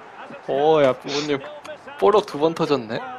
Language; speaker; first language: Korean; native; Korean